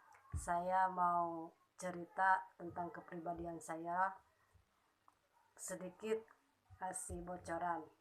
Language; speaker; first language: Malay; non-native, local second language; Sundanese